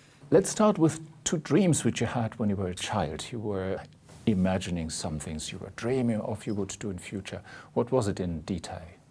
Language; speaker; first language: English; non-native, fluent; German